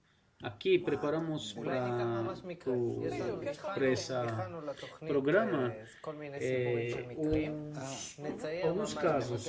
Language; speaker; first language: Portuguese; non-native, fluent; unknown